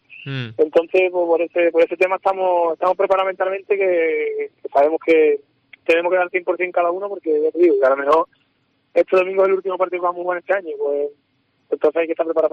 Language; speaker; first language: Spanish; native; Spanish